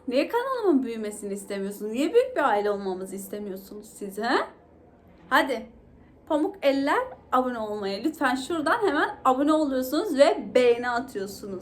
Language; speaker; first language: Turkish; non-native, local second language; Arabic